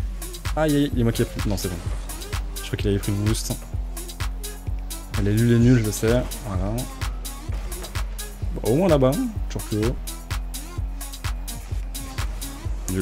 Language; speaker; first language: French; native; French